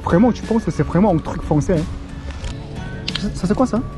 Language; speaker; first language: French; non-native, learner; Korean